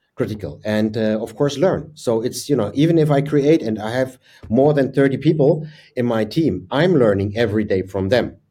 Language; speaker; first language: English; non-native, fluent; German